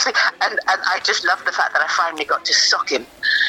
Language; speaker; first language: English; native; English